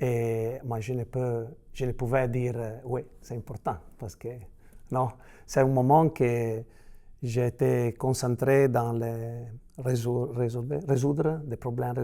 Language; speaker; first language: French; non-native, fluent; Italian